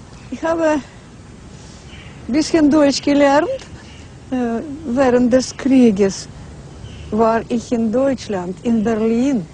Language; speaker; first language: German; non-native, learner; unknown